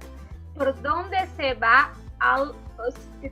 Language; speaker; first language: Spanish; non-native, learner; Portuguese